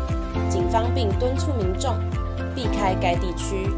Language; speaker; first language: Chinese; native; Chinese